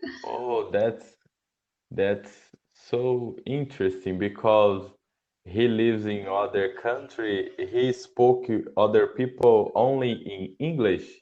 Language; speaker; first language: English; non-native, learner; Portuguese